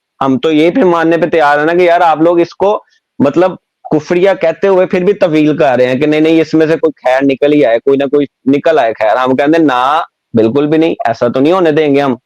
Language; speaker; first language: Urdu; non-native, local second language; Punjabi